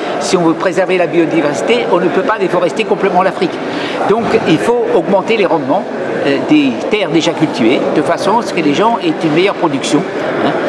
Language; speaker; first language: French; native; French